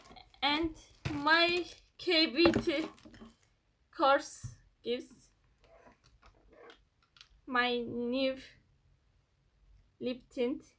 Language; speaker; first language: English; non-native, learner; Turkish